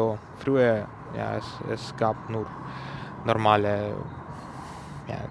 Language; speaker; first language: German; non-native, learner; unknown